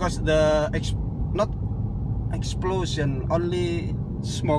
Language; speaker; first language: English; non-native, learner; Balinese